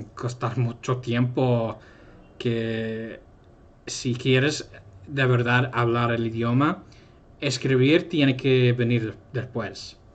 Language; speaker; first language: Spanish; non-native, fluent; English